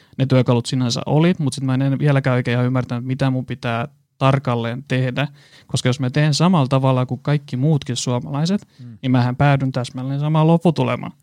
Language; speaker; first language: Finnish; native; Finnish